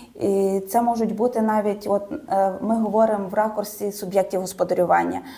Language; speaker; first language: Ukrainian; native; Ukrainian